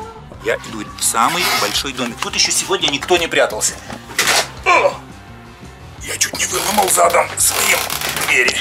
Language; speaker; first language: Russian; native; Russian